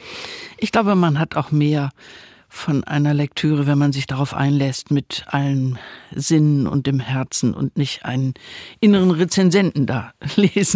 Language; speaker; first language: German; native; German